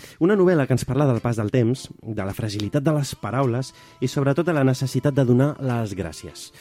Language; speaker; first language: Catalan; early bilingual, other home language; Arabic